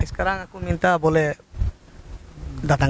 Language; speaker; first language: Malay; non-native, learner; Bangla